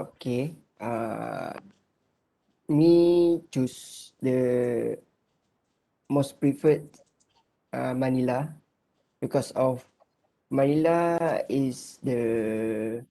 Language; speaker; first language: English; non-native, learner; Malay